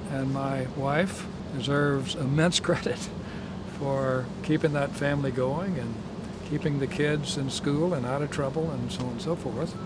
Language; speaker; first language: English; native; English